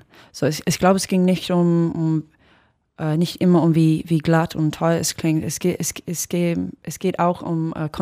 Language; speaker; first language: German; non-native, fluent; English